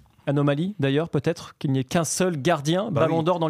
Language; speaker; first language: French; native; French